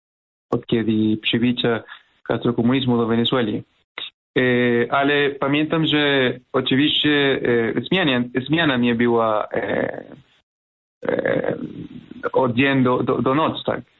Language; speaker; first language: Polish; non-native, fluent; Spanish